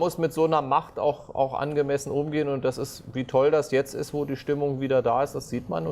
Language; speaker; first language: German; native; German